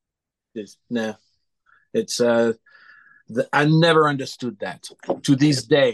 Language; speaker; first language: English; non-native, fluent; French